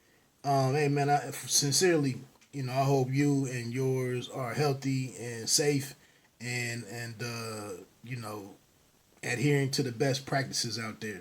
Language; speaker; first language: English; native; English